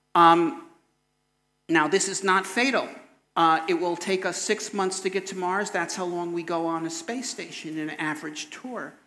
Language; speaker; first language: English; native; English